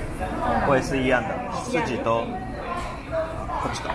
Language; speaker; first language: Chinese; non-native, fluent; Japanese